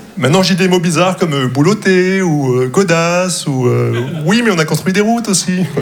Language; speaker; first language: French; non-native, local second language; Arabic